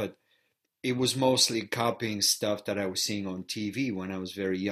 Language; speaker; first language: English; non-native, fluent; Bulgarian